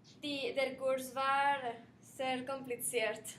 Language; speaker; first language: German; non-native, learner; Spanish